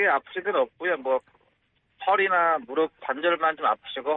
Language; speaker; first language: Korean; native; Korean